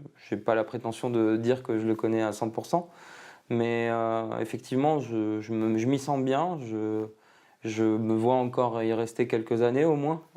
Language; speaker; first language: French; early bilingual, other home language; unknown